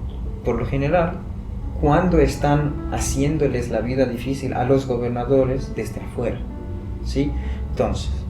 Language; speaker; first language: Spanish; non-native, fluent; Persian